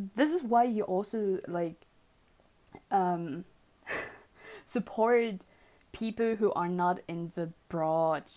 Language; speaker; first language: English; early bilingual, other home language; German